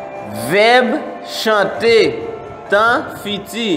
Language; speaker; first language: French; non-native, local second language; Haitian Creole